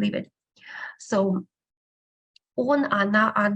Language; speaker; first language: Russian; non-native, fluent; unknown